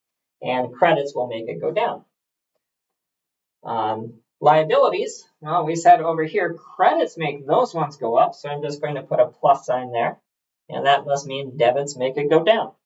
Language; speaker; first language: English; native; English